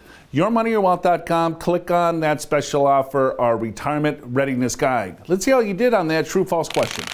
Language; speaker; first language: English; native; English